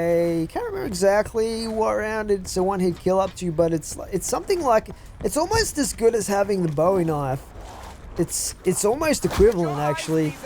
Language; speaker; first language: English; native; English